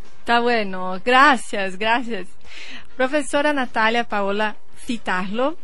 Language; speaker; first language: Spanish; non-native, learner; Portuguese